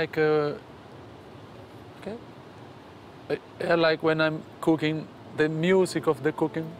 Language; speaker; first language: English; non-native, fluent; Italian